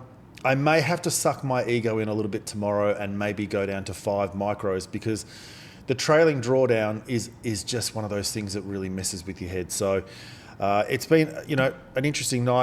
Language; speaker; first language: English; native; English